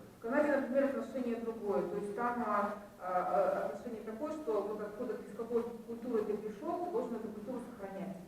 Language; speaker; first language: Russian; native; Russian